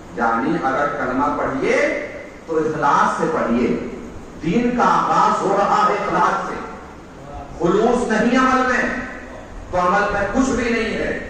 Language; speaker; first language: Urdu; native; Urdu